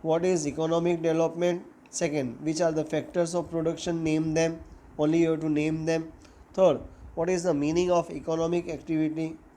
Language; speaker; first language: English; non-native, local second language; Gujarati